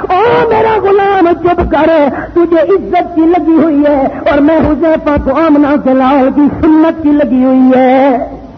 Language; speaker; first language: Urdu; non-native, local second language; Punjabi